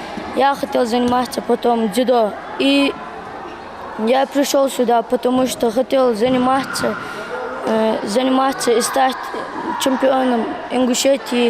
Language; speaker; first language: Russian; non-native, local second language; Ingush